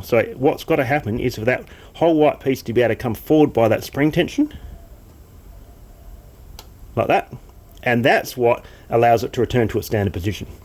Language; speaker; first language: English; native; English